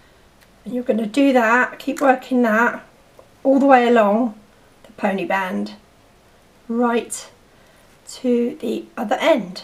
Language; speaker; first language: English; native; English